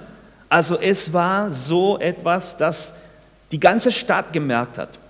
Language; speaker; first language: German; non-native, fluent; Spanish